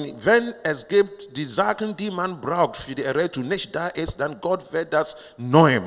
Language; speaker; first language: German; non-native, learner; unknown